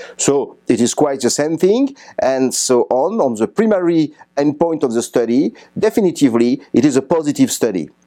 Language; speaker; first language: English; non-native, fluent; French